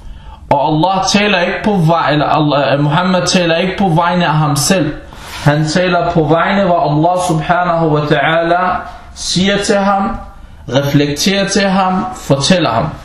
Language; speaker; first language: Danish; early bilingual, other home language; Arabic